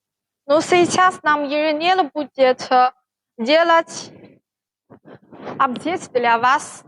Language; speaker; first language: Russian; non-native, learner; Chinese